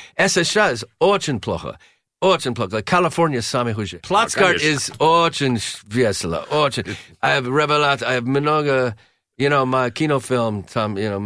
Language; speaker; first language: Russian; non-native, learner; English